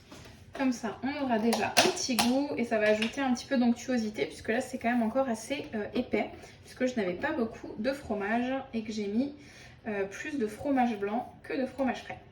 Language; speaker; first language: French; native; French